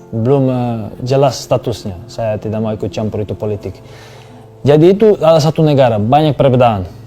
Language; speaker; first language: Indonesian; non-native, fluent; Serbian